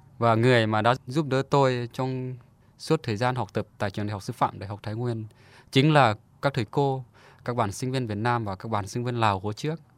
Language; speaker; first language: Vietnamese; non-native, fluent; Lao